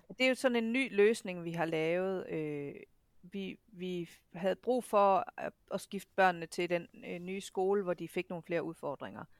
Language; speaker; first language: Danish; native; Danish